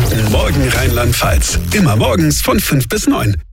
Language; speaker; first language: German; native; German